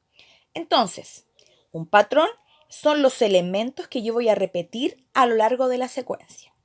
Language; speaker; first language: Spanish; native; Spanish